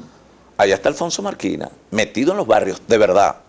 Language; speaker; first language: Spanish; native; Spanish